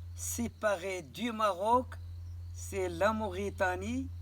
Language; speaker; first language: French; non-native, local second language; Arabic